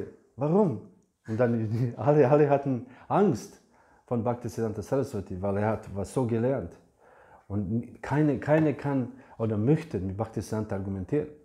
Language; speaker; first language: German; non-native, fluent; English